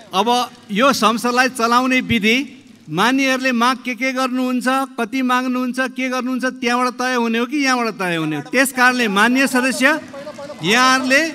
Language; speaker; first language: Nepali; native; Nepali